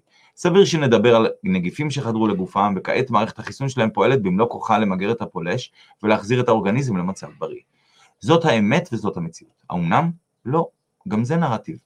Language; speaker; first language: Hebrew; native; Hebrew